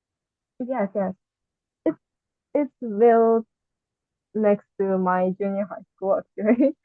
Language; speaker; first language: English; non-native, learner; Japanese